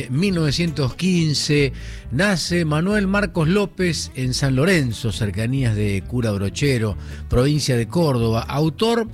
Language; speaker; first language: Spanish; native; Spanish